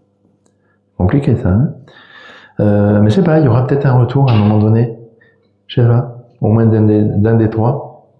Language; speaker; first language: French; native; French